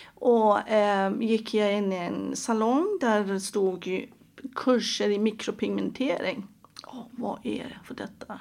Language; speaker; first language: Swedish; non-native, fluent; Persian